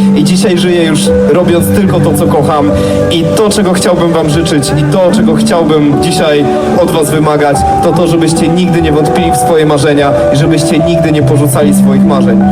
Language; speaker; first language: Polish; native; Polish